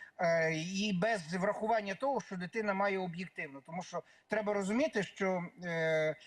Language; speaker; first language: Ukrainian; native; Ukrainian